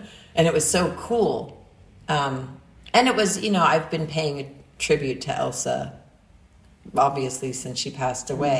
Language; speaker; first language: English; native; English